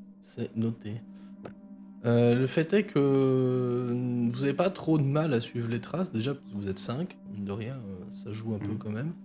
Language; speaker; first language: French; native; French